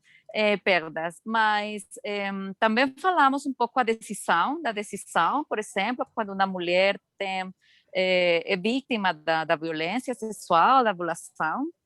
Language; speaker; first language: Portuguese; non-native, learner; Spanish